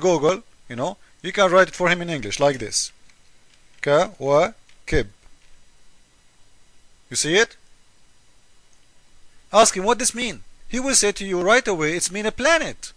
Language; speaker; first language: English; non-native, fluent; Arabic